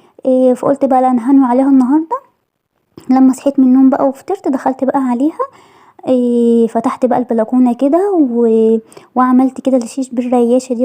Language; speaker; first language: Arabic; native; Arabic